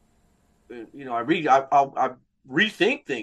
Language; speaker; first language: English; native; English